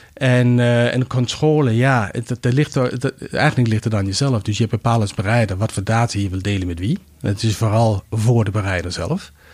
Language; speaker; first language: Dutch; non-native, fluent; Danish